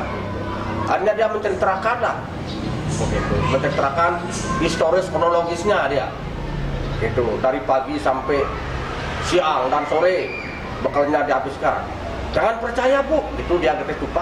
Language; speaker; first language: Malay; non-native, local second language; Balinese